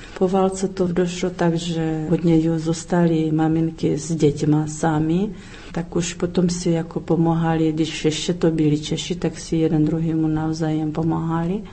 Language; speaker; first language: Czech; early bilingual, heritage; Czech